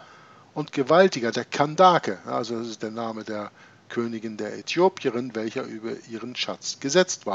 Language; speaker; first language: German; native; German